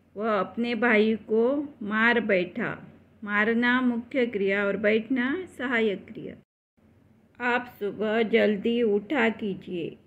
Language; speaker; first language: Hindi; non-native, local second language; Marathi